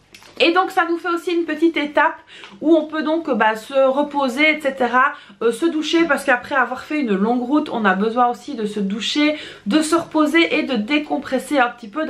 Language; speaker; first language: French; native; French